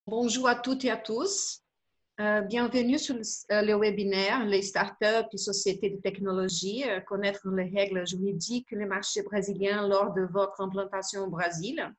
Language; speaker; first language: French; non-native, fluent; Portuguese